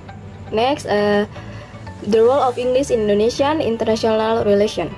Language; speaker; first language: English; non-native, learner; Indonesian